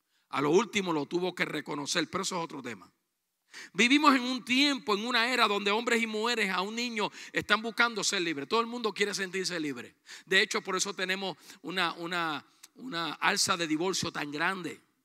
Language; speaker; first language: Spanish; native; Spanish